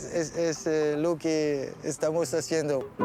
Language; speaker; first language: Spanish; non-native, learner; French